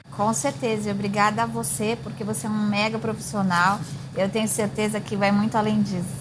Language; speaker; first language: Portuguese; native; Portuguese